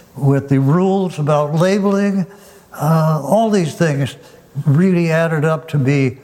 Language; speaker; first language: English; native; English